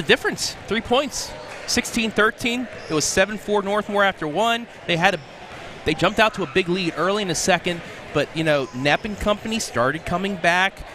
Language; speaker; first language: English; native; English